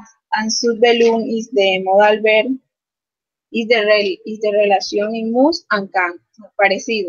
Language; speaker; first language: English; non-native, learner; Spanish